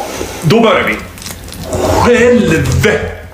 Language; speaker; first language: Swedish; non-native, fluent; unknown